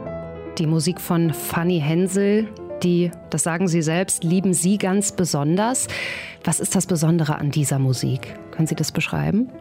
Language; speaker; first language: German; native; German